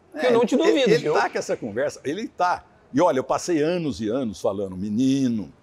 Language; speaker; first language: Portuguese; native; Portuguese